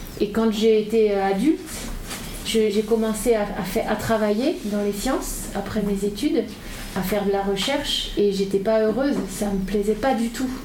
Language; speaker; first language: French; native; French